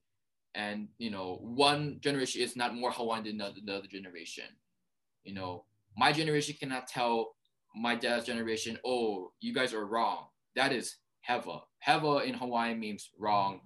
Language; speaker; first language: English; early bilingual, other home language; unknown